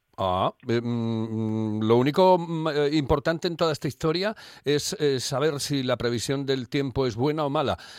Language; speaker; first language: Spanish; native; Spanish